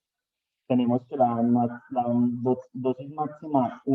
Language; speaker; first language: Spanish; native; Spanish